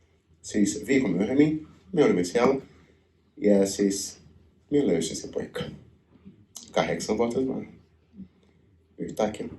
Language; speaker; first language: Finnish; non-native, learner; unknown